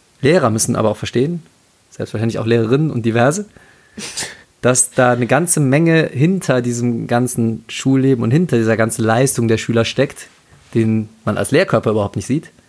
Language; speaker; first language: German; native; German